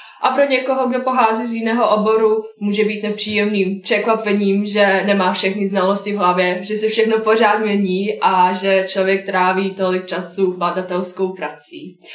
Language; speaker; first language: Czech; non-native, fluent; Bosnian